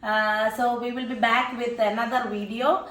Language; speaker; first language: English; non-native, local second language; Malayalam